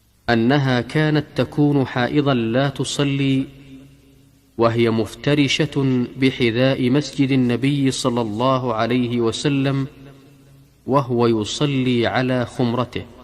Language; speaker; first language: Arabic; native; Arabic